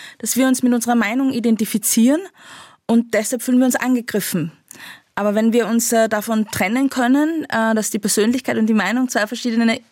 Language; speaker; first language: German; native; German